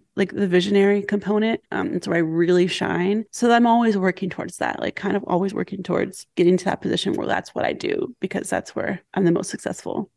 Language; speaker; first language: English; native; English